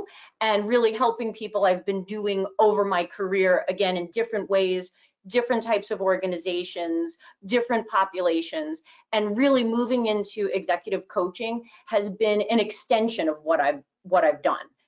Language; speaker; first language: English; native; English